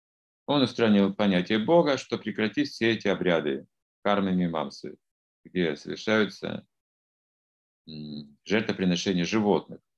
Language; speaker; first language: Russian; native; Russian